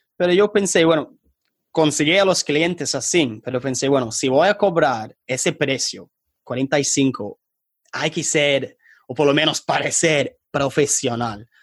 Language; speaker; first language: Spanish; non-native, fluent; English